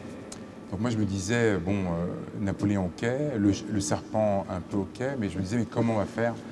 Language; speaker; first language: French; native; French